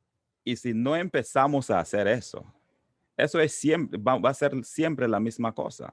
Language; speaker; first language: Spanish; non-native, local second language; English